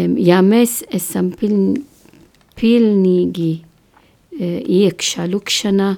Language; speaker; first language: Latvian; non-native, learner; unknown